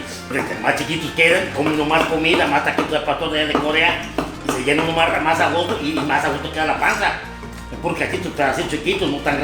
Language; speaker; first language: Spanish; native; Spanish